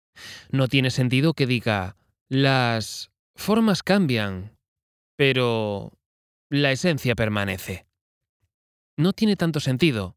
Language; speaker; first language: Spanish; native; Spanish